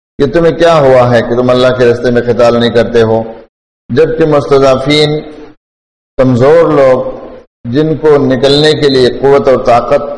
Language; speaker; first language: Urdu; non-native, local second language; Pashto